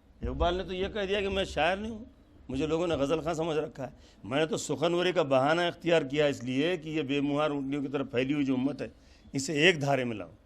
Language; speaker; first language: Urdu; native; Urdu